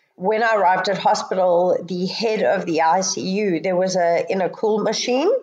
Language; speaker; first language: English; native; English